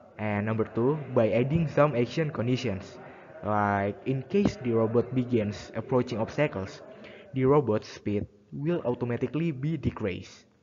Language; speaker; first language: English; non-native, learner; Indonesian